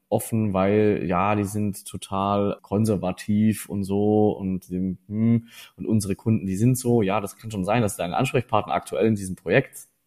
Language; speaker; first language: German; native; German